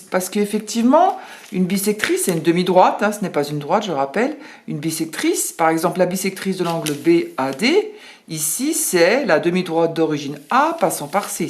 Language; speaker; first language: French; native; French